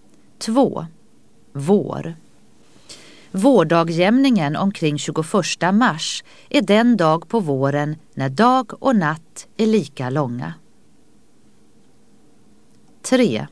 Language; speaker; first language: Swedish; native; Swedish